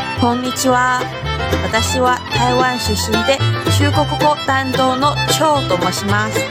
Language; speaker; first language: Japanese; non-native, fluent; Chinese